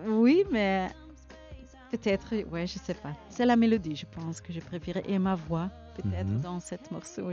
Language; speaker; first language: French; non-native, learner; Dutch